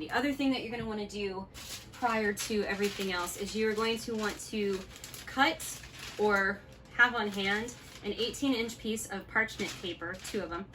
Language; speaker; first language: English; native; English